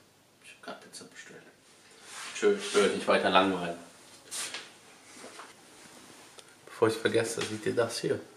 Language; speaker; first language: German; native; German